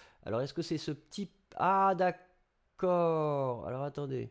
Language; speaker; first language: French; native; French